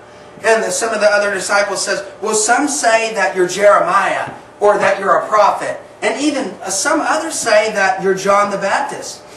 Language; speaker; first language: English; native; English